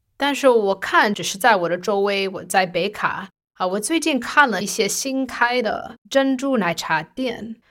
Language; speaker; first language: Chinese; non-native, fluent; English